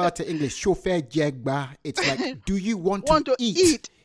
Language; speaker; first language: English; non-native, local second language; Yoruba